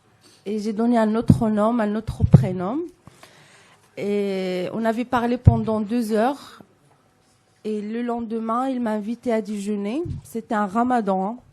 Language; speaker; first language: French; non-native, local second language; Arabic